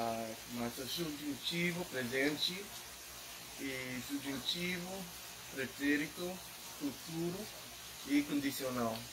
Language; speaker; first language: Portuguese; non-native, learner; English